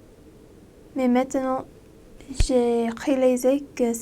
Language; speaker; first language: French; non-native, learner; English